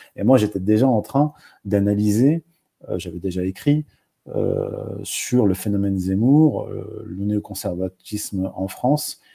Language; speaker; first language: French; non-native, local second language; Arabic